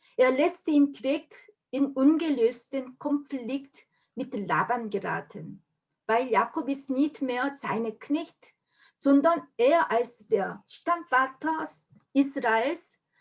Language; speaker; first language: German; non-native, fluent; Korean